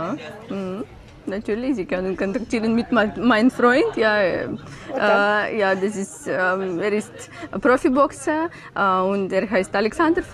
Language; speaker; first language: German; non-native, learner; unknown